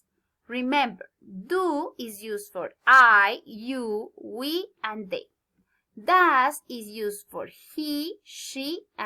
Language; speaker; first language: English; non-native, learner; Spanish